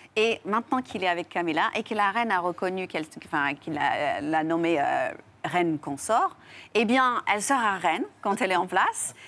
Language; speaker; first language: French; non-native, fluent; English